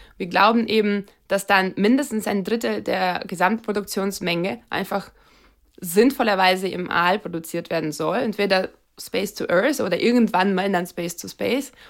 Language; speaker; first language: German; non-native, fluent; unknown